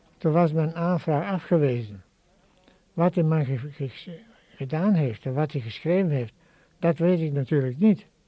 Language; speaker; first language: Dutch; early bilingual, other home language; German